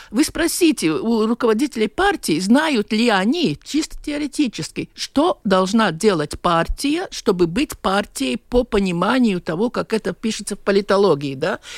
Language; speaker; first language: Russian; non-native, local second language; Latvian